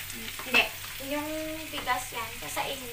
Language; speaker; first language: Filipino; non-native, local second language; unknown